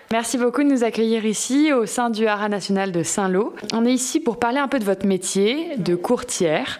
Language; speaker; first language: French; native; French